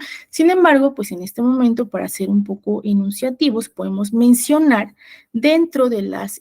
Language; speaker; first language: Spanish; native; Spanish